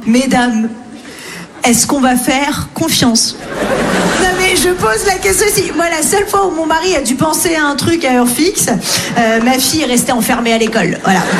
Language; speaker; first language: French; native; French